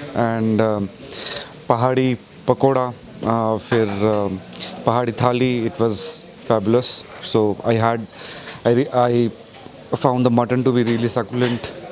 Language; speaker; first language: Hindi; non-native, local second language; Bangla